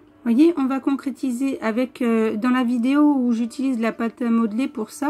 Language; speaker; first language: French; native; French